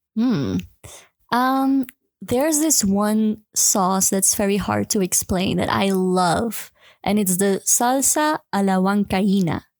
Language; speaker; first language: English; non-native, fluent; Dutch